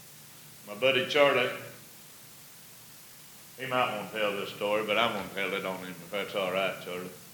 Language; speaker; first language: English; native; English